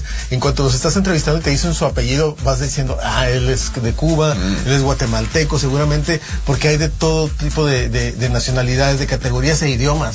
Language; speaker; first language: Spanish; native; Spanish